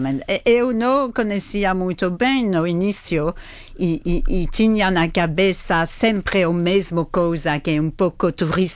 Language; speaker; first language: Portuguese; non-native, fluent; French